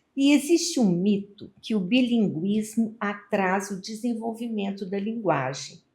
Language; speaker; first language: Portuguese; native; Portuguese